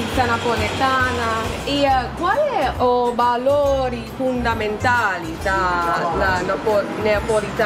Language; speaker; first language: Italian; non-native, learner; English